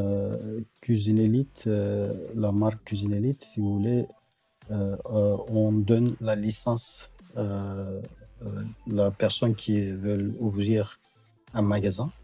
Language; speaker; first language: French; non-native, fluent; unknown